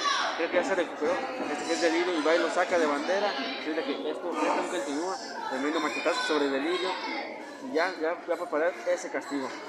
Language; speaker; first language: Spanish; native; Spanish